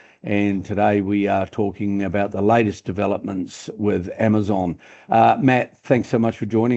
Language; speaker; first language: English; native; English